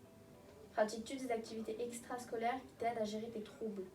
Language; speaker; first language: French; native; French